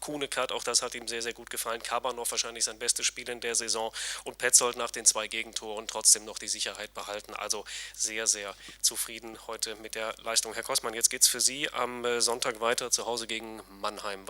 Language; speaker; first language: German; native; German